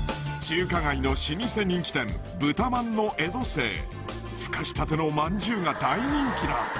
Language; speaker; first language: Japanese; native; Japanese